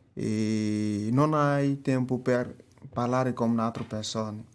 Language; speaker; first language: Italian; non-native, learner; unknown